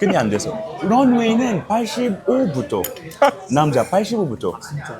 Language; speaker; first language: Korean; non-native, fluent; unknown